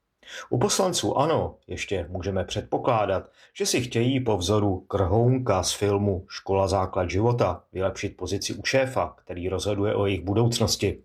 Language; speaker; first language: Czech; native; Czech